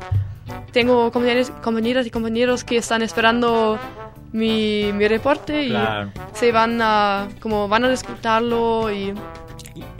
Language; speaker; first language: Spanish; non-native, learner; German